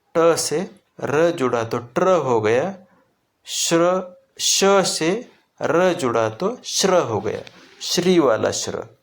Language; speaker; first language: Hindi; non-native, local second language; Marathi